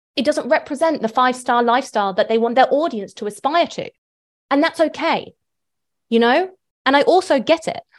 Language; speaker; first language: English; native; English